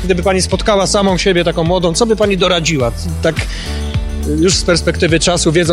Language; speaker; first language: Polish; native; Polish